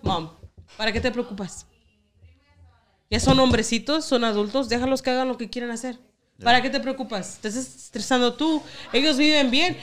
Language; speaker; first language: Spanish; early bilingual, heritage; Spanish